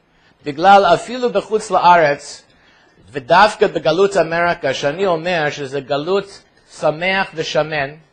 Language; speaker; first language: Hebrew; non-native, fluent; English